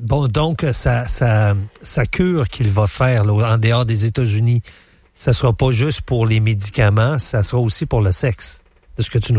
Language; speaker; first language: French; native; French